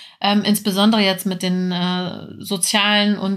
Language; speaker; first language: German; native; German